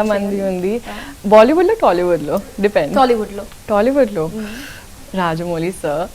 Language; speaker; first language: Telugu; non-native, local second language; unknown